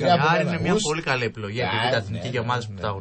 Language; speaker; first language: Greek; native; Greek